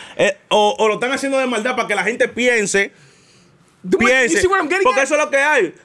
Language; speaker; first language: Spanish; native; Spanish